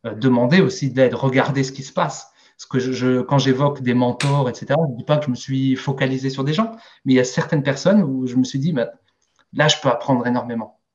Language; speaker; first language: French; native; French